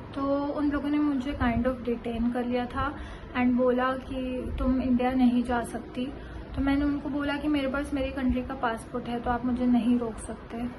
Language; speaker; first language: Hindi; native; Hindi